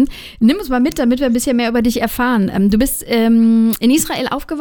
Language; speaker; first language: German; native; German